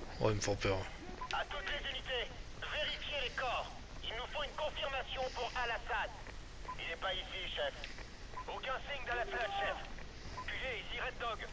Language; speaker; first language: French; native; French